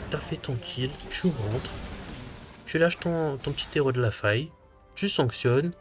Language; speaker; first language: French; native; French